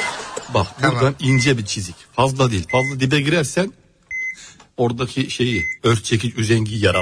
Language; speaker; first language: Turkish; native; Turkish